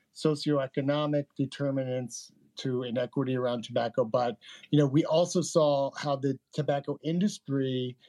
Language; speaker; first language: English; native; English